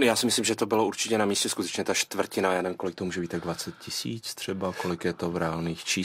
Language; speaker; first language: Czech; non-native, fluent; Georgian